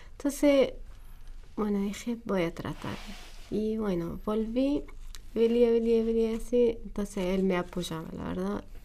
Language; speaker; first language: Spanish; non-native, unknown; Arabic